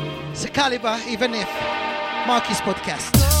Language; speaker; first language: English; non-native, fluent; Portuguese